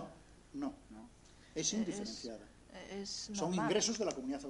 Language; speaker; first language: Spanish; native; Spanish